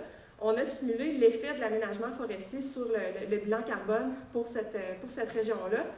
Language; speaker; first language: French; native; French